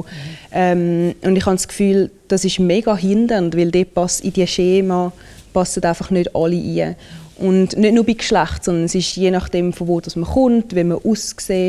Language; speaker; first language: German; early bilingual, other home language; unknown